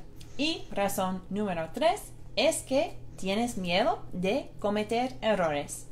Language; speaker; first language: Spanish; non-native, fluent; English